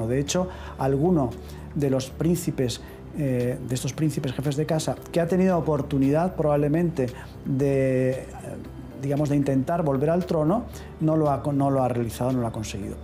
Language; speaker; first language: Spanish; native; Spanish